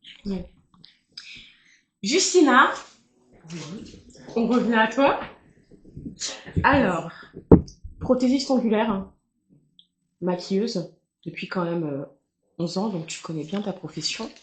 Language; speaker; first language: French; native; French